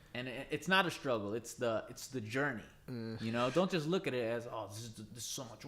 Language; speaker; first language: English; native; English